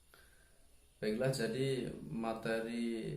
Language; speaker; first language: Indonesian; native; Indonesian